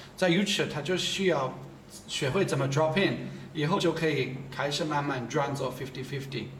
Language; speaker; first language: Chinese; non-native, fluent; English